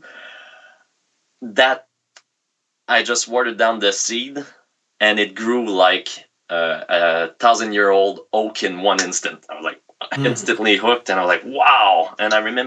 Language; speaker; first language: English; non-native, fluent; French